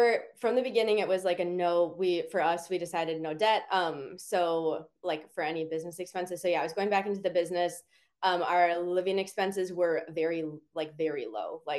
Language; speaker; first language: English; native; English